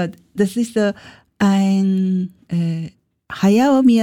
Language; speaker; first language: German; non-native, learner; Japanese